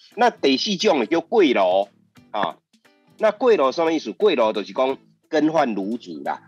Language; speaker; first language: Chinese; native; Chinese